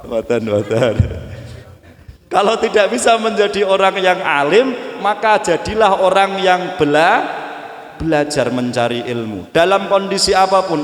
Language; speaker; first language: Indonesian; non-native, local second language; Javanese